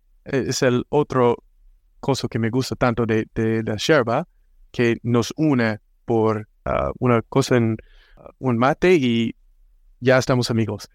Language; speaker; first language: Spanish; non-native, fluent; English